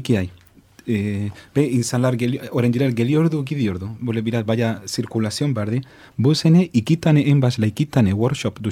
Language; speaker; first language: Turkish; non-native, fluent; Spanish